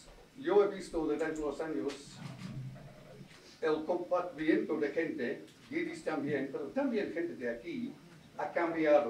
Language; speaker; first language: Spanish; non-native, fluent; English